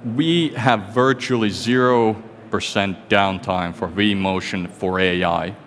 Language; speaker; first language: English; non-native, fluent; Finnish